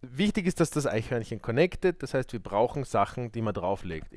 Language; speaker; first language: German; native; German